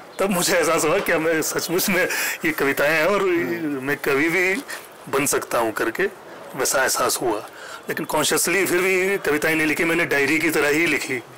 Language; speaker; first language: Hindi; non-native, local second language; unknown